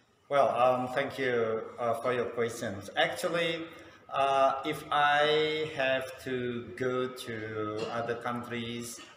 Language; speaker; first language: English; non-native, fluent; Sundanese